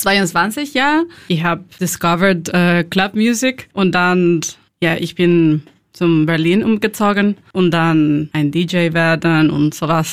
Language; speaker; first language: German; non-native, learner; Spanish